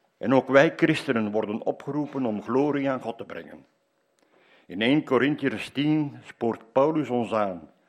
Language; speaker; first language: Dutch; native; Dutch